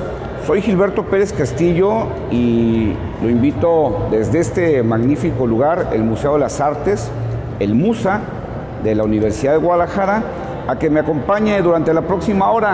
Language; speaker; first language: Spanish; native; Spanish